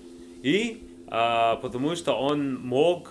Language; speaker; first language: Russian; non-native, learner; English